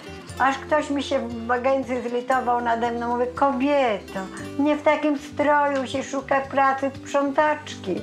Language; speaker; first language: Polish; native; Polish